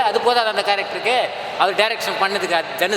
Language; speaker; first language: Tamil; native; Tamil